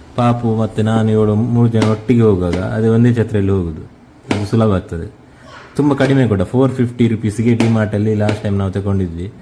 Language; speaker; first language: Kannada; non-native, local second language; Tulu